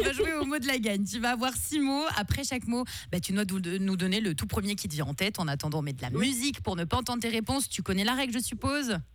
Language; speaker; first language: French; native; French